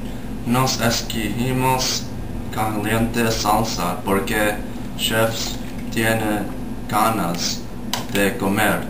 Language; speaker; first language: Spanish; non-native, learner; English